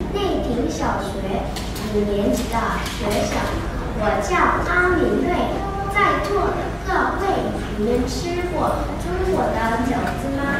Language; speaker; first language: Chinese; non-native, learner; Korean